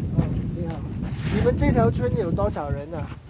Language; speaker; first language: Chinese; native; Chinese